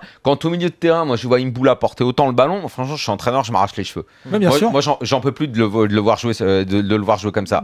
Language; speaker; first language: French; native; French